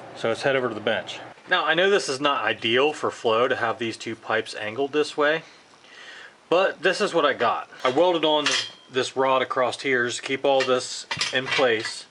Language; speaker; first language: English; native; English